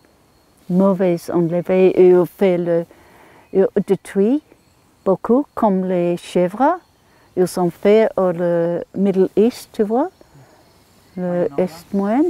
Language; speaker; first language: French; non-native, learner; English